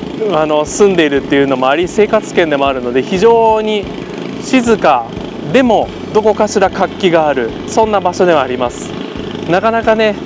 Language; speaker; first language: Japanese; native; Japanese